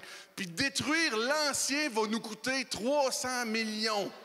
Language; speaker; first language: French; native; French